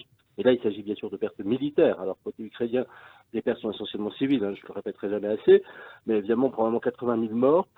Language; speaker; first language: French; native; French